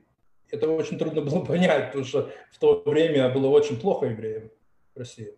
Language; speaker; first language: Russian; early bilingual, heritage; Russian